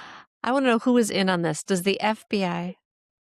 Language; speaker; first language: English; native; English